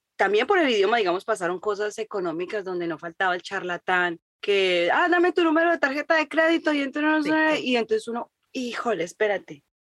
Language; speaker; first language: Spanish; native; Spanish